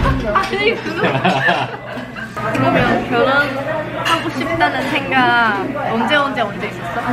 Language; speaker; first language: Korean; early bilingual, heritage; Chinese